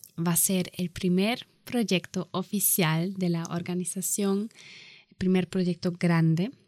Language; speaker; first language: Spanish; non-native, fluent; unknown